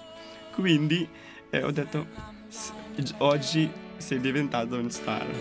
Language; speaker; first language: Italian; non-native, fluent; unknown